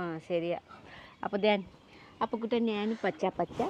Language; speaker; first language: Malayalam; non-native, learner; Nepali